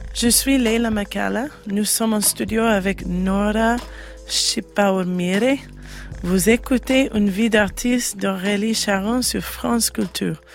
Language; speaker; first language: French; non-native, learner; English